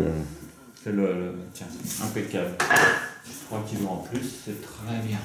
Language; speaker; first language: French; native; French